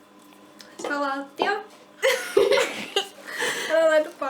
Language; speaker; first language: Finnish; non-native, learner; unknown